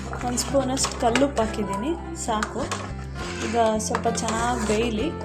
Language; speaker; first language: Kannada; native; Kannada